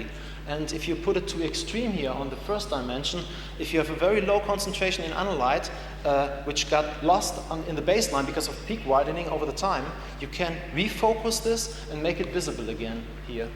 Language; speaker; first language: English; non-native, fluent; German